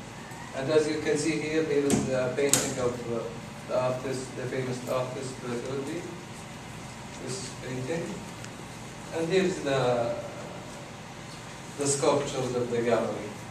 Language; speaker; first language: English; non-native, fluent; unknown